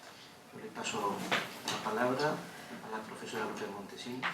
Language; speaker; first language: Spanish; native; Spanish